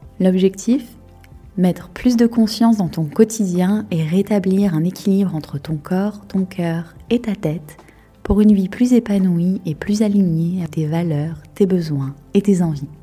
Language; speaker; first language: French; native; French